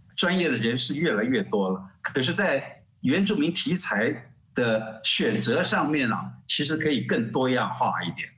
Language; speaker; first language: Chinese; native; Chinese